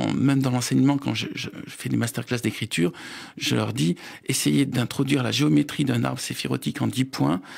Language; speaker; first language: French; native; French